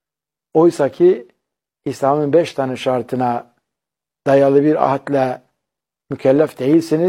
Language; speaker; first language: Turkish; native; Turkish